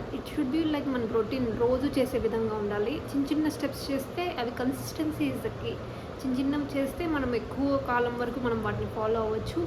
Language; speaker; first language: Telugu; non-native, local second language; Rajasthani